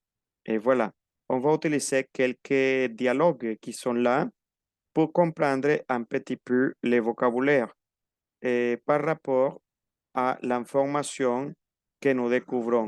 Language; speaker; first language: French; non-native, fluent; Spanish